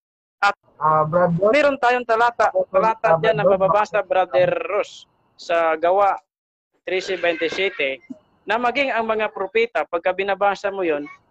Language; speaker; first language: Filipino; native; Filipino